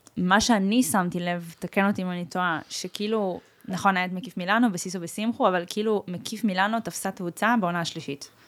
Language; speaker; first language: Hebrew; early bilingual, other home language; Russian